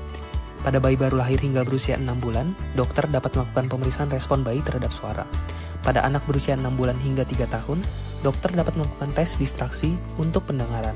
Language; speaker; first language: Indonesian; native; Indonesian